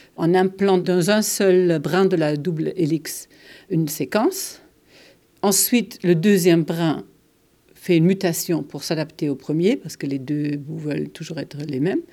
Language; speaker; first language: French; non-native, fluent; German